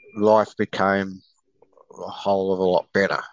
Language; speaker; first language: English; native; English